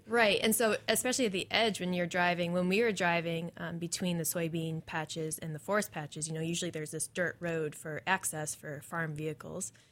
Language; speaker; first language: English; native; English